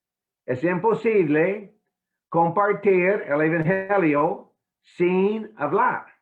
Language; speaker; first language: Spanish; non-native, fluent; English